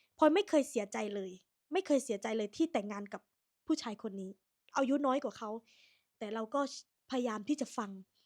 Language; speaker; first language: Thai; native; Thai